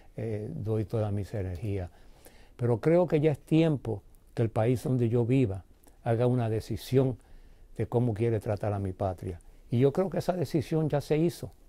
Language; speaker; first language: Spanish; early bilingual, heritage; Spanish